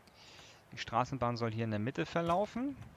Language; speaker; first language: German; native; German